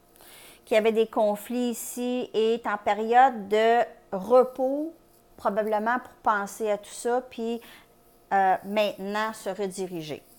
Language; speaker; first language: French; native; French